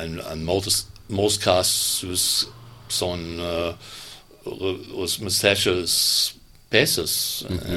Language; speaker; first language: Catalan; non-native, learner; English